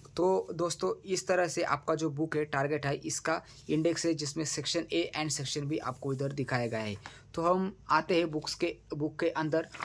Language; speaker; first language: Hindi; non-native, local second language; Marathi